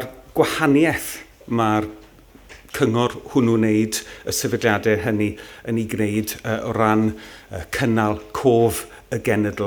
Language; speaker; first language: Welsh; native; Welsh